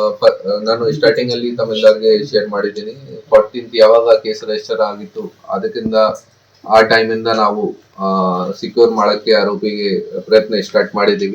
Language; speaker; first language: Kannada; non-native, fluent; Hindi